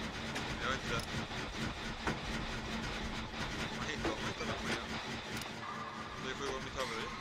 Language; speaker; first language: Swedish; native; Swedish